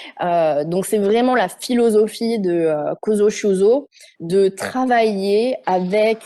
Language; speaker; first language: French; native; French